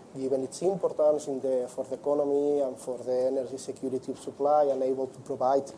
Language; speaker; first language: English; non-native, fluent; Spanish